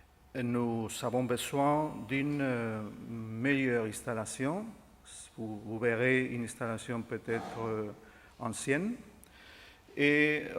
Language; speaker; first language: French; non-native, fluent; Spanish